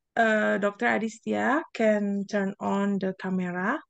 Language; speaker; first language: English; non-native, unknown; Indonesian